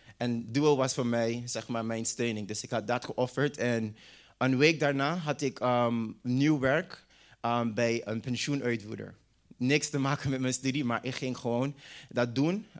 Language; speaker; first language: Dutch; non-native, local second language; English